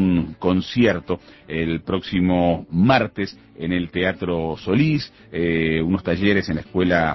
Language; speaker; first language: Spanish; native; Spanish